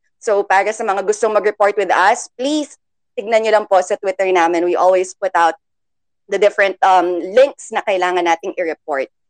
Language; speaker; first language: Filipino; native; Filipino